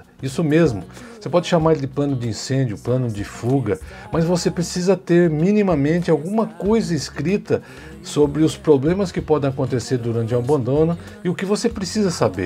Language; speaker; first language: Portuguese; native; Portuguese